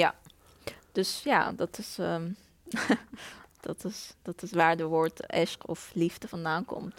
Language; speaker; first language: Dutch; non-native, fluent; Persian